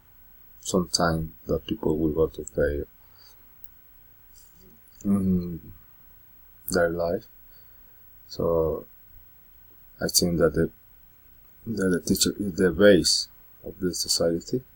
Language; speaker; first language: English; non-native, learner; Spanish